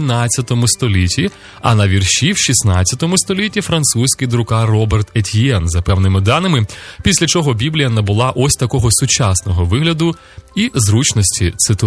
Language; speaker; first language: Ukrainian; native; Ukrainian